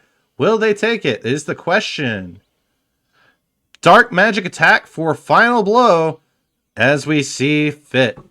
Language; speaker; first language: English; native; English